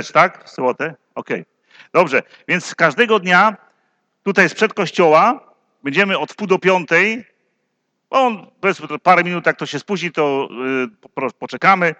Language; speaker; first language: Polish; native; Polish